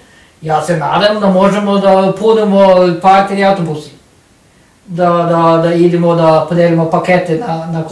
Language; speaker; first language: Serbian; non-native, learner; Norwegian